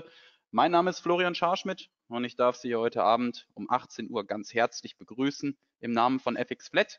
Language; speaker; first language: German; native; German